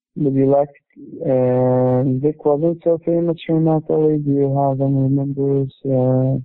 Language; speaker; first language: English; non-native, learner; Arabic